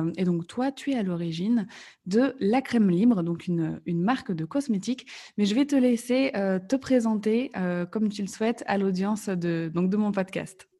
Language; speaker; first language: French; native; French